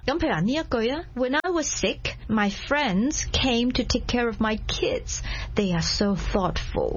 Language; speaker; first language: English; non-native, local second language; Cantonese